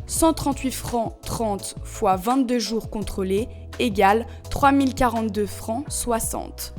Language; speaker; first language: French; native; French